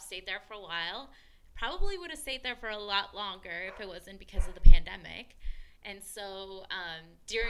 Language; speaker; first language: English; early bilingual, other home language; Spanish